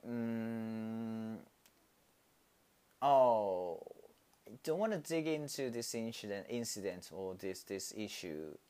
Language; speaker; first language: English; non-native, learner; Japanese